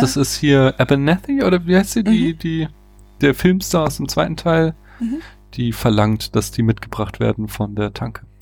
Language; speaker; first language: German; native; German